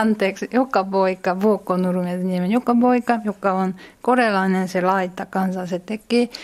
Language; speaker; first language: Finnish; non-native, learner; Korean